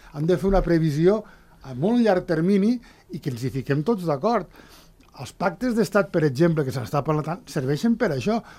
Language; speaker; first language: Catalan; native; Catalan